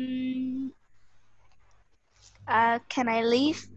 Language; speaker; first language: English; non-native, learner; Vietnamese